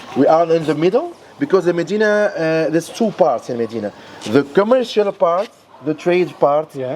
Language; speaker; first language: English; non-native, learner; Arabic